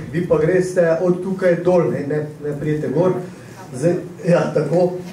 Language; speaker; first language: Slovenian; native; Slovenian